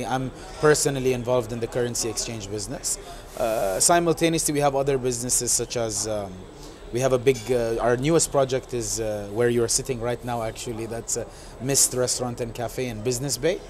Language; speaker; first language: English; non-native, local second language; Arabic